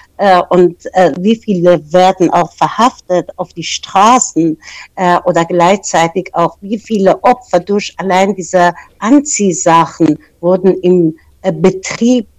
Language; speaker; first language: German; non-native, fluent; Persian